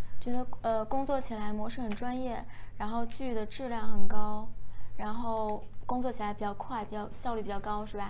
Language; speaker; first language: Chinese; native; Chinese